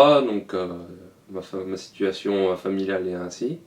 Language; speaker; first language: French; native; French